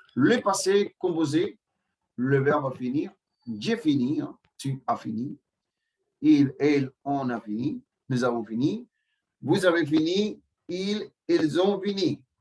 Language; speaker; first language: French; non-native, fluent; Spanish